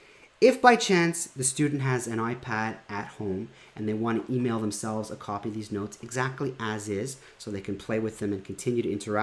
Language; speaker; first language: English; native; English